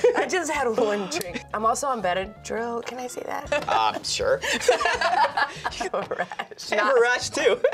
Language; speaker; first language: English; native; English